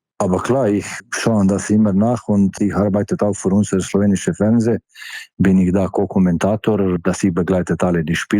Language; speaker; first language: German; non-native, fluent; Slovenian